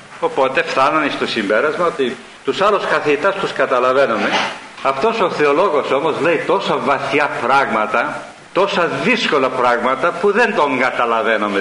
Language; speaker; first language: Greek; early bilingual, heritage; Greek